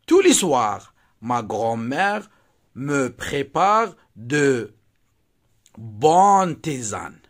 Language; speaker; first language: French; non-native, local second language; Arabic